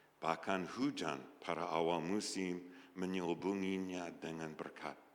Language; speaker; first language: Indonesian; native; Indonesian